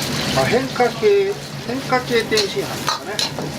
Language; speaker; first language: Japanese; native; Japanese